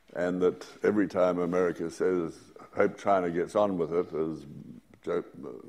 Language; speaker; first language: English; native; English